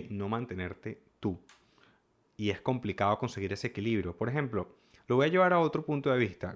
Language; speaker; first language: Spanish; native; Spanish